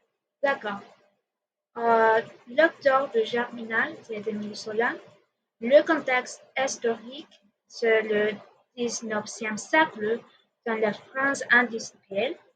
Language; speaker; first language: French; non-native, learner; Spanish